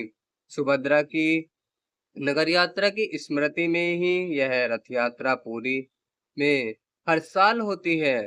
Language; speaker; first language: Hindi; native; Hindi